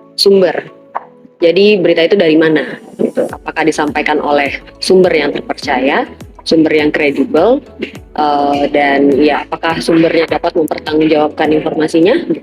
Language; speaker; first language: Indonesian; native; Indonesian